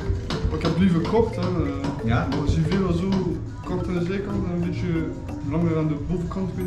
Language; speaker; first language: Dutch; non-native, fluent; French